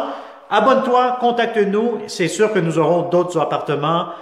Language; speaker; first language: French; native; French